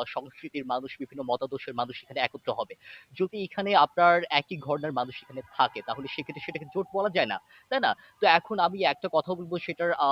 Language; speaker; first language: Bangla; non-native, local second language; Chakma